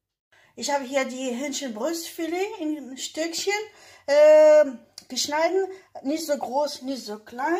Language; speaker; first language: German; non-native, learner; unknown